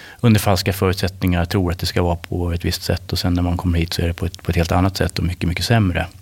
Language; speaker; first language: Swedish; native; Swedish